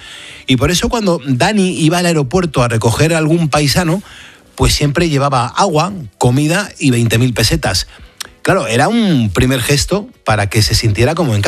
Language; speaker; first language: Spanish; native; Spanish